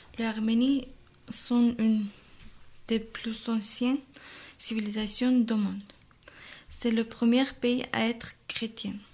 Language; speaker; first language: French; non-native, learner; Armenian